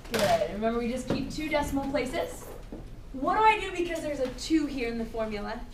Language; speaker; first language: English; native; English